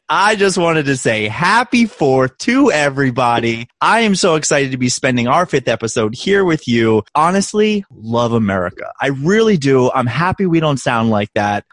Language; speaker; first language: English; native; English